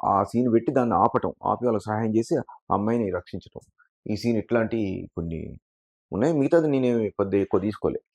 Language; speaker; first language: Telugu; non-native, local second language; Lambadi